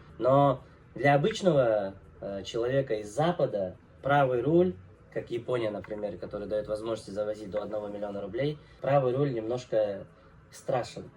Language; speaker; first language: Russian; non-native, local second language; Uzbek